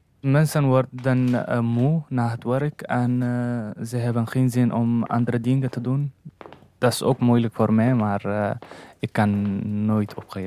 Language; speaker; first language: Dutch; non-native, learner; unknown